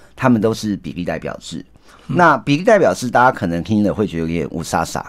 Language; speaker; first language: Chinese; native; Chinese